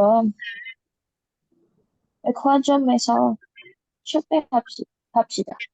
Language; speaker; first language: Korean; non-native, learner; Indonesian